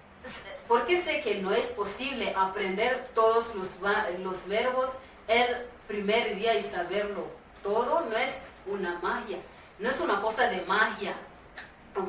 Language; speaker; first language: Spanish; non-native, fluent; Swahili